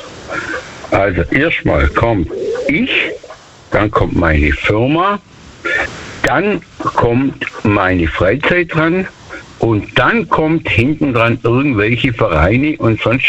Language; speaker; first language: German; native; German